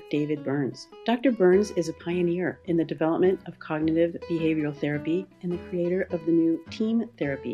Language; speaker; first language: English; native; English